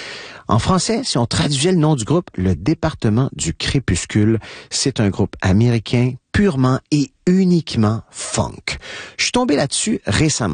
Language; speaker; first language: French; native; French